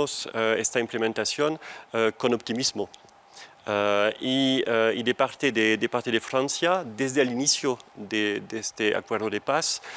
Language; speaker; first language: Spanish; non-native, fluent; French